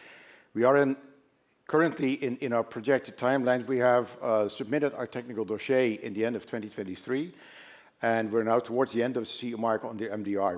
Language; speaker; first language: English; non-native, fluent; Dutch